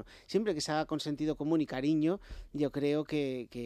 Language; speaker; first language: Spanish; native; Spanish